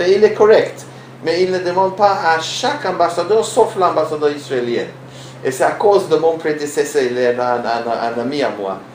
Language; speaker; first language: French; non-native, learner; Hebrew